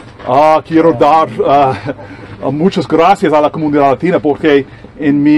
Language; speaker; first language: Spanish; non-native, learner; English